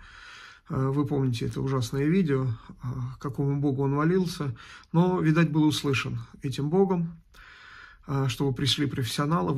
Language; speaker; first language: Russian; native; Russian